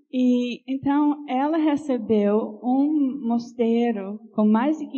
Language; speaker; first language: Portuguese; non-native, fluent; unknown